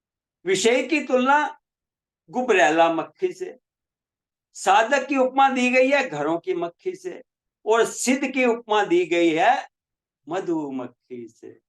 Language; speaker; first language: Hindi; native; Hindi